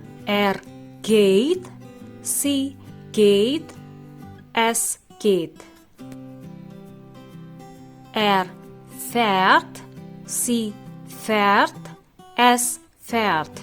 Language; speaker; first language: German; non-native, fluent; Indonesian